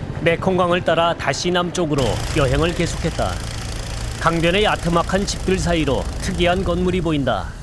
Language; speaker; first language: Korean; native; Korean